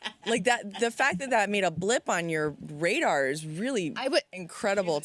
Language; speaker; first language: English; native; English